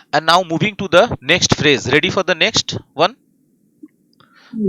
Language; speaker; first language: English; non-native, fluent; Hindi